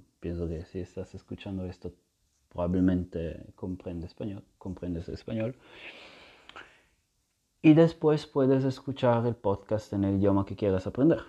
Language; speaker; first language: Spanish; non-native, fluent; Italian